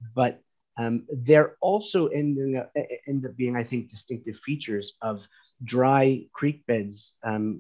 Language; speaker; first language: English; native; English